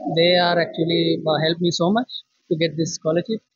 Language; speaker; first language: English; non-native, local second language; Sinhala